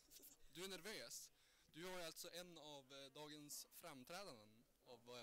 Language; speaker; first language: Swedish; native; Swedish